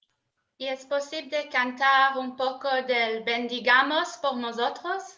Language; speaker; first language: Spanish; non-native, learner; English